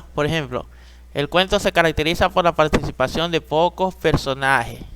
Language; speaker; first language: Spanish; native; Spanish